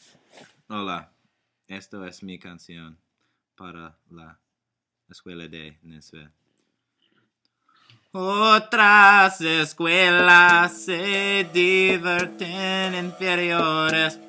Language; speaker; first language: Spanish; non-native, learner; English